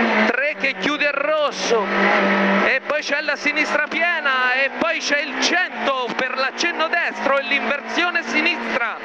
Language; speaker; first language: Italian; native; Italian